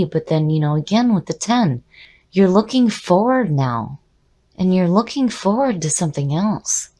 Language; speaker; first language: English; native; English